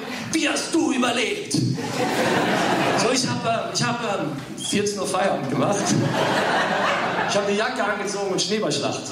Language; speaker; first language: German; early bilingual, other home language; English